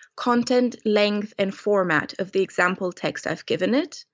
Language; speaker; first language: English; non-native, fluent; Romanian